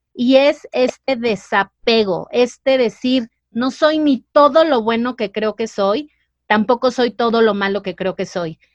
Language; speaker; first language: Spanish; native; Spanish